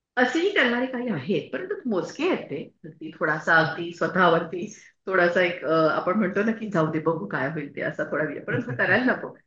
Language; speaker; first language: Marathi; native; Marathi